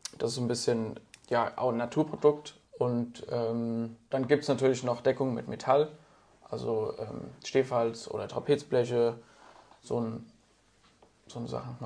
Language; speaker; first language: German; native; German